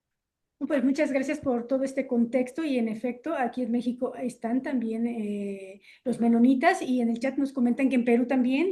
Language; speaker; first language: Spanish; native; Spanish